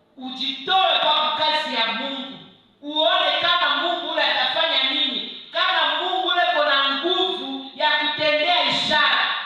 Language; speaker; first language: Swahili; native; Swahili